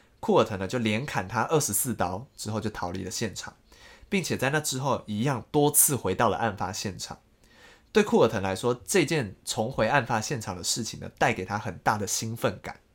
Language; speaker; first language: Chinese; native; Chinese